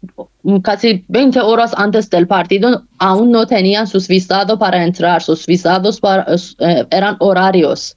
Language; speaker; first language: Spanish; non-native, fluent; Persian